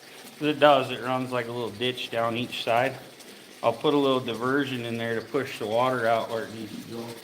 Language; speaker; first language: English; native; English